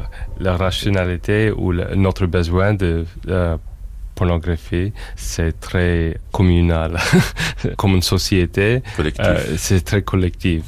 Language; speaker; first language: French; non-native, fluent; English